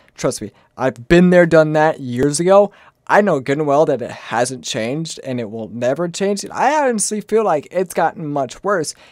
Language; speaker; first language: English; native; English